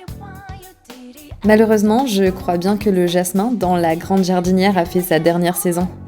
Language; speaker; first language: French; native; French